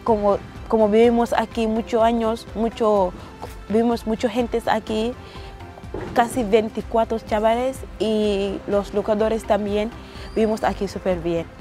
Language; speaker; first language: Spanish; non-native, learner; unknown